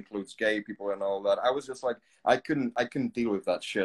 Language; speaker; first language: English; non-native, fluent; Polish